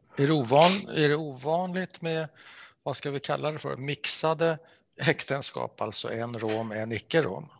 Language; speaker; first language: Swedish; native; Swedish